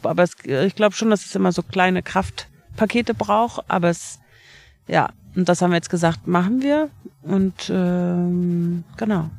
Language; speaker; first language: German; native; German